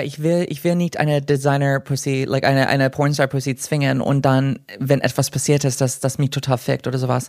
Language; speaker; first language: German; non-native, fluent; English